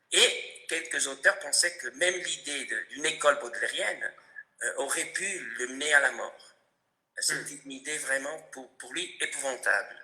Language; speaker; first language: French; non-native, fluent; Spanish